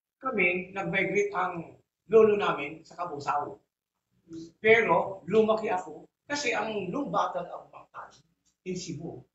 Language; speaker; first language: Filipino; non-native, local second language; Bikol